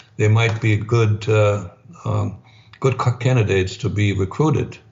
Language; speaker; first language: English; non-native, fluent; German